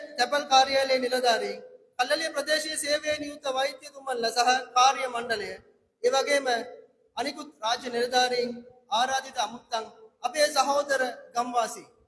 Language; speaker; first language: Sinhala; non-native, local second language; Tamil